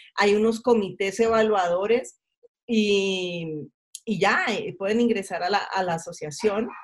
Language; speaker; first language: Spanish; native; Spanish